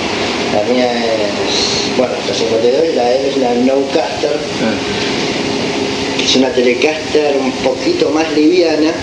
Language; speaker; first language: Spanish; native; Spanish